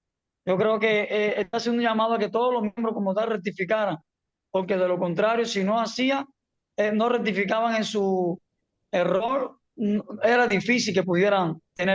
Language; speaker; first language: Spanish; native; Spanish